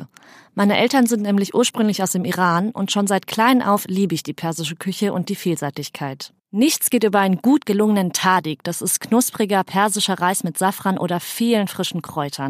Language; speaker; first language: German; native; German